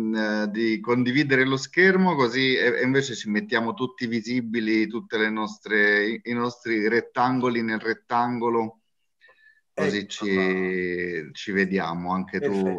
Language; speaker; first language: Italian; native; Italian